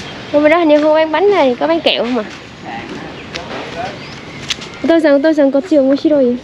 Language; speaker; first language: Vietnamese; native; Vietnamese